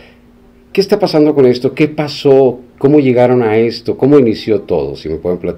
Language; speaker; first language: Spanish; native; Spanish